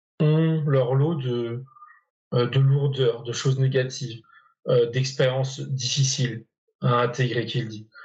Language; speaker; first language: French; native; French